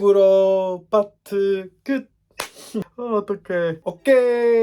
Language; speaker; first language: Korean; non-native, learner; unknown